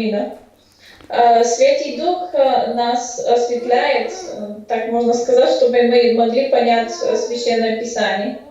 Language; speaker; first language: Russian; non-native, fluent; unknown